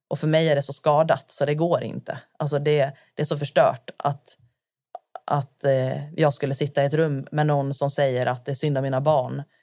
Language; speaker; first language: Swedish; early bilingual, other home language; Turoyo